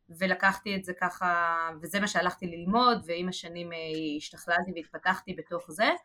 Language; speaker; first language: Hebrew; native; Hebrew